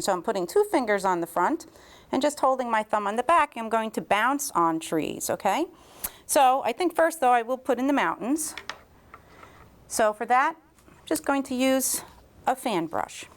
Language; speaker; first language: English; native; English